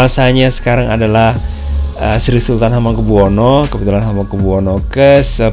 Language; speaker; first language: Indonesian; native; Indonesian